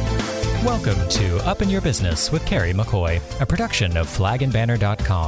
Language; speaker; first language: English; native; English